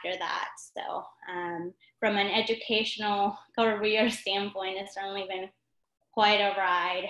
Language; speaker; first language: English; non-native, fluent; Spanish